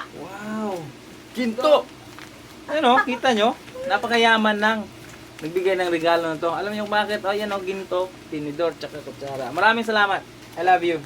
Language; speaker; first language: Filipino; non-native, local second language; Cebuano